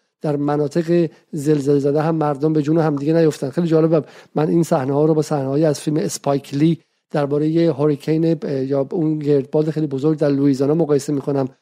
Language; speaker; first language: Persian; native; Persian